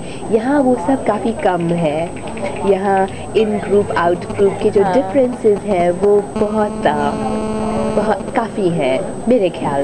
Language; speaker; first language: Hindi; native; Hindi